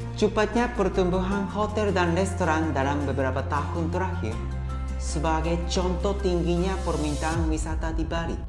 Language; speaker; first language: Indonesian; non-native, fluent; Japanese